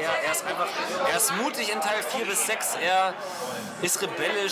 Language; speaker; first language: German; native; German